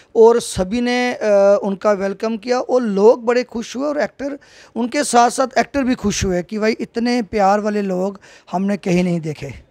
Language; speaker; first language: Hindi; native; Hindi